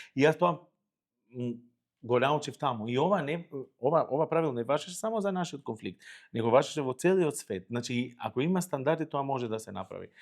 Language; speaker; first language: Macedonian; non-native, local second language; Albanian